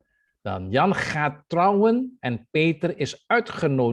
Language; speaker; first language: Dutch; non-native, fluent; Indonesian